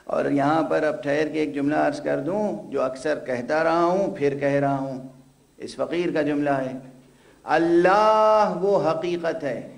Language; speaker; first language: Urdu; native; Urdu